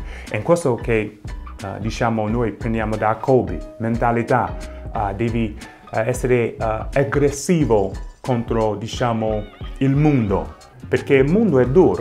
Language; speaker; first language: Italian; non-native, fluent; English